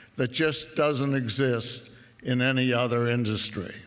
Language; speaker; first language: English; native; English